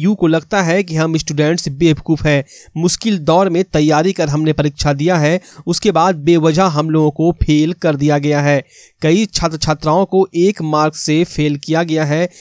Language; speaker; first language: Hindi; native; Hindi